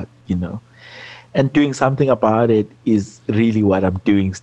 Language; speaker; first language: English; non-native, local second language; Zulu